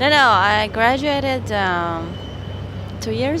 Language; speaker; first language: English; non-native, fluent; Hebrew